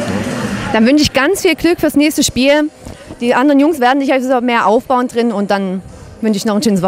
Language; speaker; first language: German; native; German